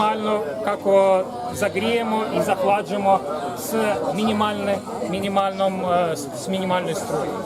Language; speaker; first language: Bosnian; non-native, learner; Ukrainian